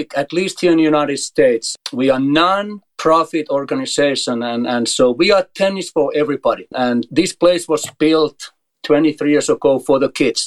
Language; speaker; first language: English; non-native, fluent; Finnish